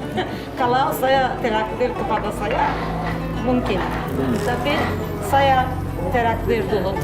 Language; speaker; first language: Indonesian; non-native, fluent; Turkish